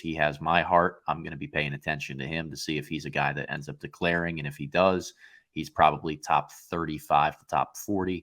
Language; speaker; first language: English; native; English